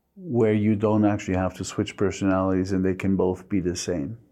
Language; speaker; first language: English; non-native, fluent; Spanish